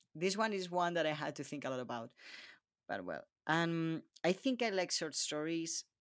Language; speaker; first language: English; non-native, fluent; Spanish